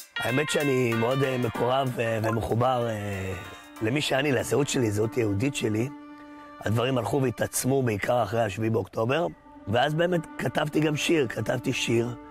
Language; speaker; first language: Hebrew; native; Hebrew